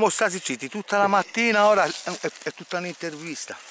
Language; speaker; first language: Italian; native; Italian